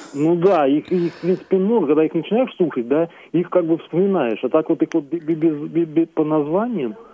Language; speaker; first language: Russian; native; Russian